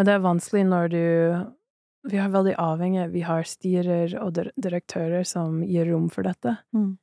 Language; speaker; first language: Norwegian; non-native, fluent; English